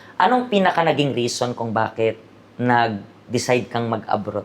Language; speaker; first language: Filipino; native; Filipino